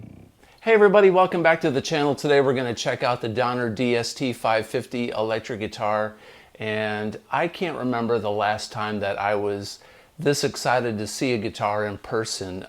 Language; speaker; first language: English; native; English